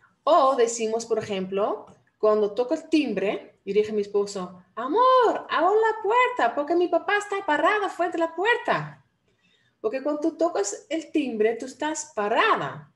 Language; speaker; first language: Spanish; non-native, fluent; Dutch